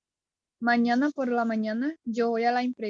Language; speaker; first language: Spanish; non-native, learner; Portuguese